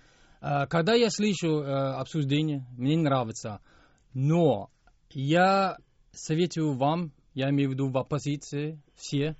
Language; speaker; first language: Russian; non-native, fluent; English